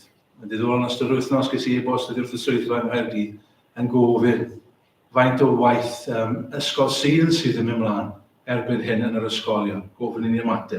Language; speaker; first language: Welsh; native; Welsh